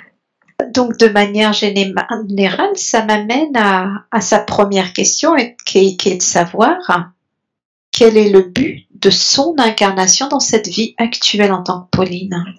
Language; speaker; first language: French; native; French